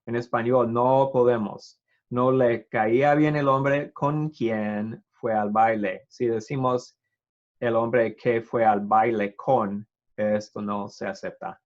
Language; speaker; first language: Spanish; non-native, fluent; English